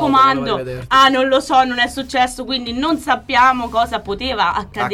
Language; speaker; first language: Italian; native; Italian